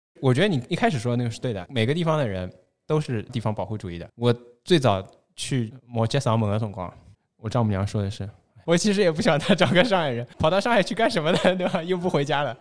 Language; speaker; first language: Chinese; non-native, local second language; Wu Chinese